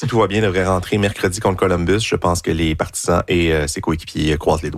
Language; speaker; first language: French; native; French